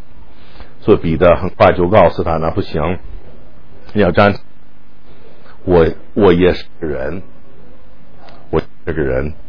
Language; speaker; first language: Chinese; non-native, fluent; English